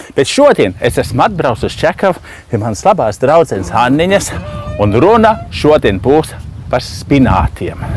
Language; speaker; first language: Latvian; early bilingual, heritage; Latvian